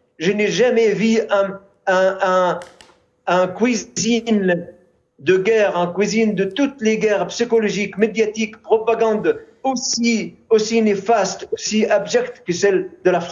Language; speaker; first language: French; non-native, fluent; Arabic